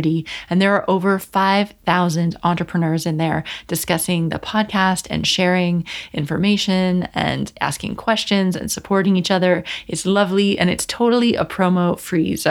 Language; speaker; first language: English; native; English